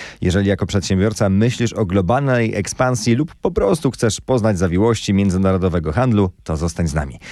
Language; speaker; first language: Polish; native; Polish